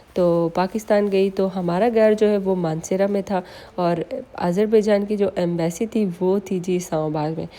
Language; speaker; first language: Urdu; non-native, local second language; Northern Hindko